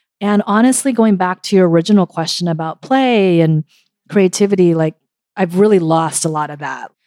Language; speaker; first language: English; early bilingual, other home language; Korean